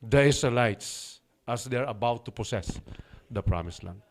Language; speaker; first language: English; non-native, local second language; Filipino